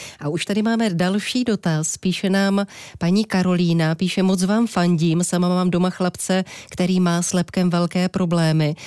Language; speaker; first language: Czech; native; Czech